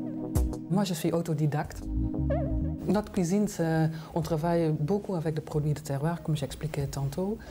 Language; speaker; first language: French; non-native, fluent; Dutch